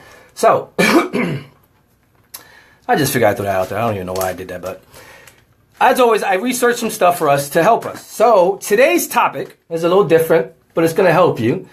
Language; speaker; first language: English; native; English